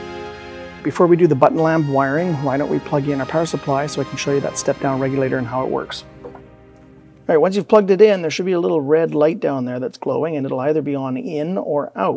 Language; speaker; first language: English; native; English